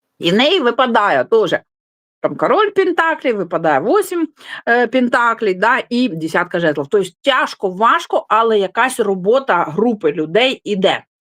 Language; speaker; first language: Ukrainian; non-native, local second language; Russian